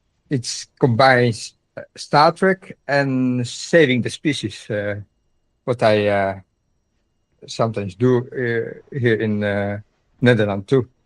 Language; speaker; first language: English; non-native, learner; Dutch